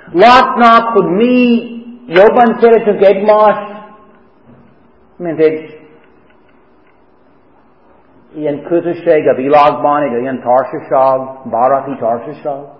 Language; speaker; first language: Hungarian; non-native, fluent; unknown